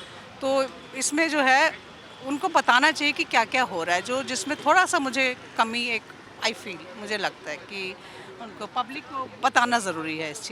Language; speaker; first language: Hindi; native; Hindi